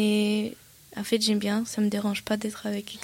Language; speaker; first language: French; non-native, learner; Russian